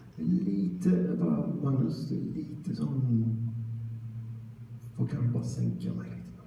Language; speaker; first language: Swedish; native; Swedish